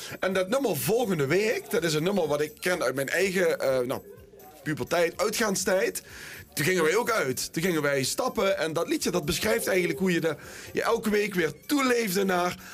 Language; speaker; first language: Dutch; native; Dutch